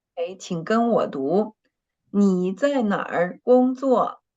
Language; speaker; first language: Chinese; non-native, fluent; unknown